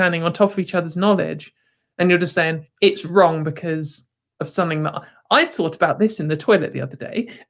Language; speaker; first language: English; native; English